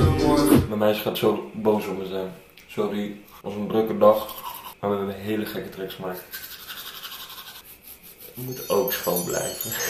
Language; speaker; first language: Dutch; native; Dutch